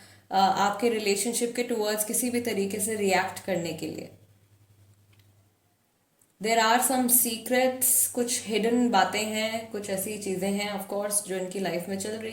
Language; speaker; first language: Hindi; native; Hindi